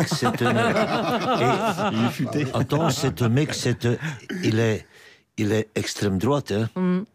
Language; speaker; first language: French; non-native, local second language; Dutch